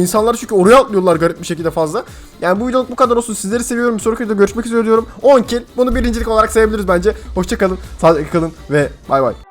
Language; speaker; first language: Turkish; native; Turkish